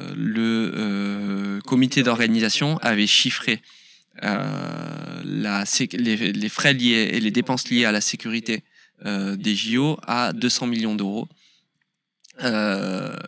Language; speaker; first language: French; native; French